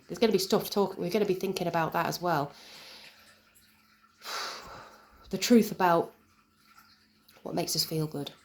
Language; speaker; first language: English; native; English